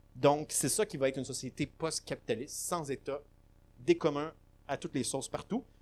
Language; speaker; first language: French; native; French